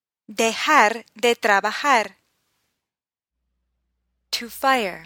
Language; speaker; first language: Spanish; non-native, fluent; English